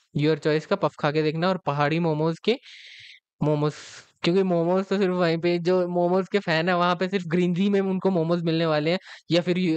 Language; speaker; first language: Hindi; native; Hindi